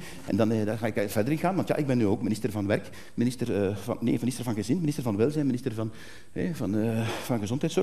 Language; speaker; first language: Dutch; native; Dutch